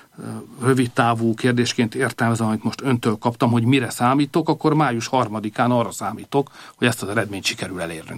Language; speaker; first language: Hungarian; native; Hungarian